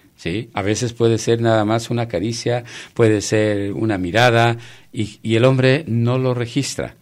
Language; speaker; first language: Spanish; native; Spanish